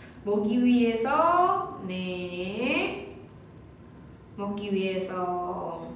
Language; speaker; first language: Korean; non-native, fluent; Indonesian